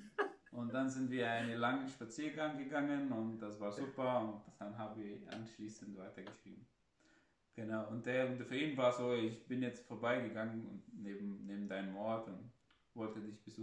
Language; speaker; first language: German; non-native, fluent; Arabic